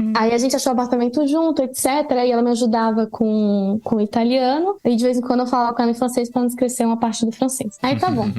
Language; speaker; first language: Portuguese; native; Portuguese